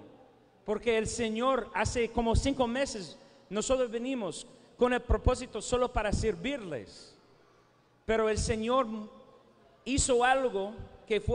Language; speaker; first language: Spanish; non-native, fluent; English